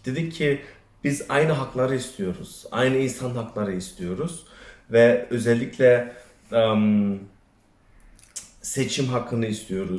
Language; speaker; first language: Turkish; early bilingual, other home language; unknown